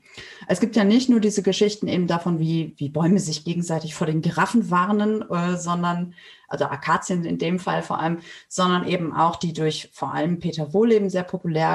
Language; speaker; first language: German; native; German